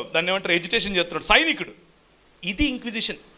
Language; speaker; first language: Telugu; native; Telugu